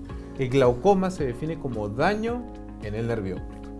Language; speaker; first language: Spanish; native; Spanish